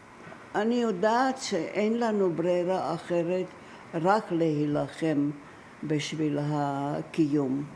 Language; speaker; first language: Hebrew; non-native, fluent; German